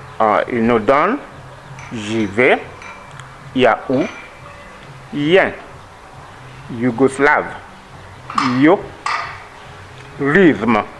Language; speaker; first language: French; non-native, learner; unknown